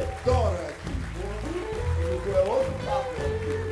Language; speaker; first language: Portuguese; non-native, fluent; English